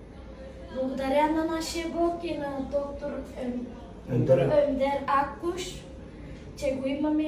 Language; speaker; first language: Bulgarian; non-native, local second language; Turkish